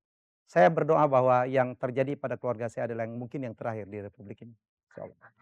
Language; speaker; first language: Indonesian; native; Indonesian